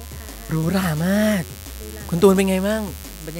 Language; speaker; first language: Thai; native; Thai